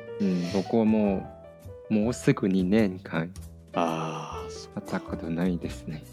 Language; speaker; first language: Japanese; non-native, fluent; Chinese